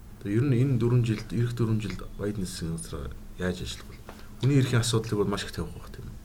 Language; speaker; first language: Mongolian; native; Mongolian